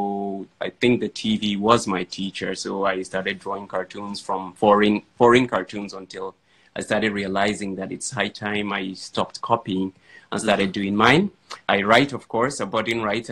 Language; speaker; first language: English; non-native, local second language; Fula